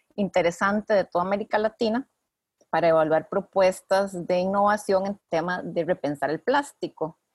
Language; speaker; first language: Spanish; native; Spanish